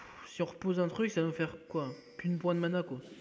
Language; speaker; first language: French; native; French